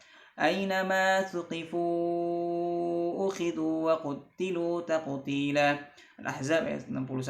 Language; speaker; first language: Arabic; non-native, fluent; Indonesian